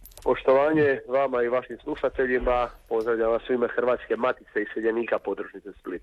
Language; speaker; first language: Serbian; native; Serbian